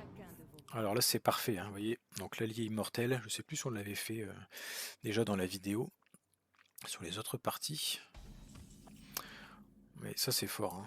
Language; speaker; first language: French; native; French